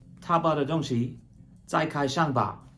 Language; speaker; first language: Chinese; non-native, fluent; English